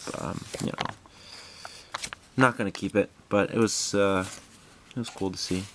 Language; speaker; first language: English; native; English